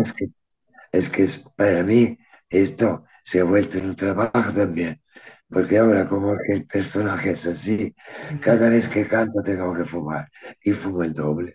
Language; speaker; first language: Spanish; non-native, fluent; Italian